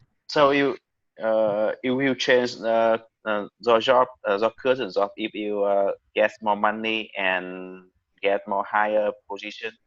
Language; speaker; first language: English; non-native, learner; Vietnamese